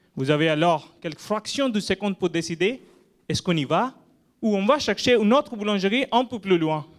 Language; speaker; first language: French; non-native, fluent; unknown